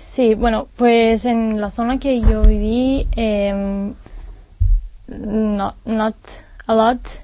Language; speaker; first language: Spanish; non-native, learner; Hebrew